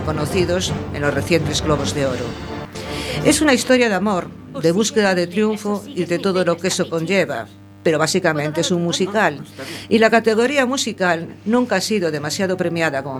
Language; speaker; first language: Spanish; native; Spanish